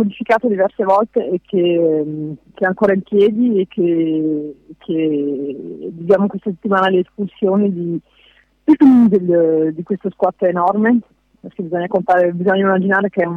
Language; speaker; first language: Italian; non-native, fluent; French